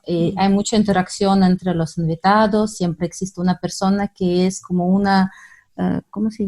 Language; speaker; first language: Spanish; non-native, fluent; Russian